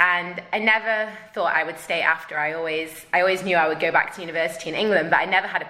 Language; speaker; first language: English; native; English